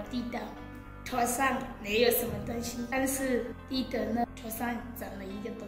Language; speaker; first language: Chinese; non-native, learner; Southern Sotho